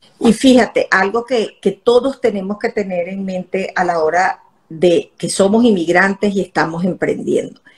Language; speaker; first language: Spanish; native; Spanish